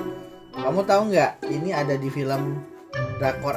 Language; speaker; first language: Indonesian; native; Indonesian